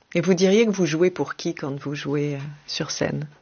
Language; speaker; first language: French; native; French